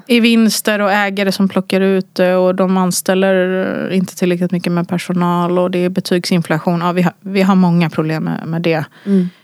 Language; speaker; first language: Swedish; early bilingual, other home language; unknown